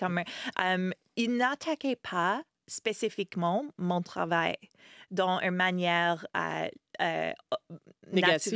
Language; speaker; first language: French; non-native, fluent; English